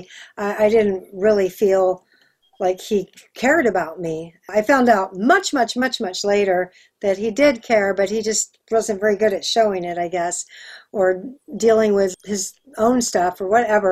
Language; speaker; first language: English; native; English